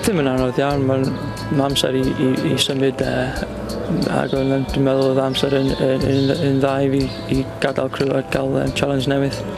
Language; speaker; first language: Welsh; non-native, local second language; English